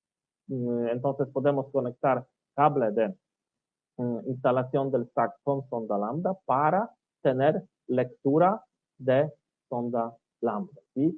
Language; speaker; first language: Spanish; non-native, learner; Polish